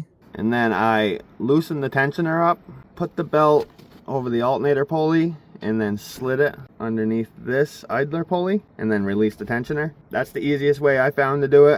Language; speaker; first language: English; native; English